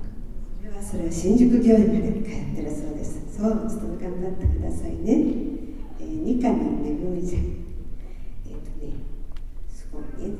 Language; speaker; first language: Japanese; native; Japanese